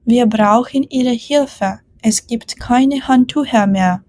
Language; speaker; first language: German; non-native, fluent; Ukrainian